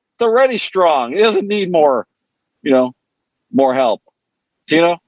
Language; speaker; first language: English; non-native, fluent; French